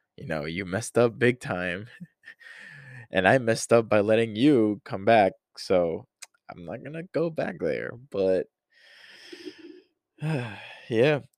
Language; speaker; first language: English; non-native, fluent; Spanish